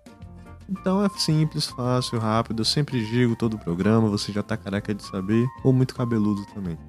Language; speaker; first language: Portuguese; native; Portuguese